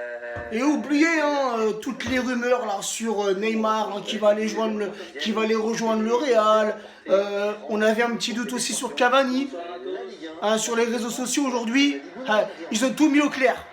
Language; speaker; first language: French; native; French